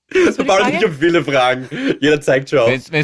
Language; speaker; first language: German; native; German